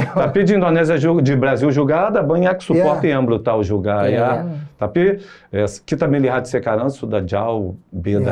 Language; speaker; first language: Indonesian; non-native, fluent; Portuguese